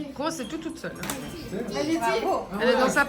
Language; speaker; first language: French; native; French